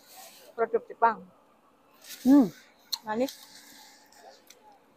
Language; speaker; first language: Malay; non-native, local second language; Javanese